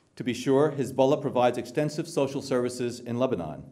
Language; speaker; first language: English; native; English